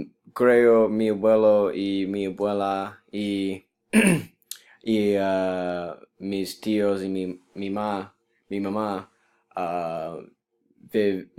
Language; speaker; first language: Spanish; non-native, learner; English